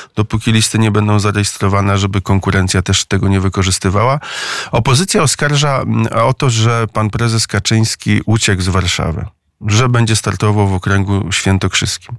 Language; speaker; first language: Polish; native; Polish